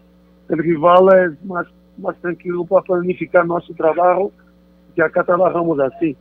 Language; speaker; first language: Spanish; non-native, fluent; Portuguese